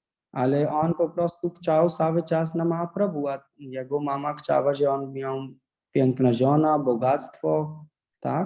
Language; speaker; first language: Polish; non-native, learner; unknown